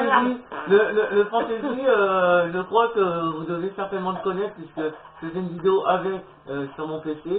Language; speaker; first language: French; native; French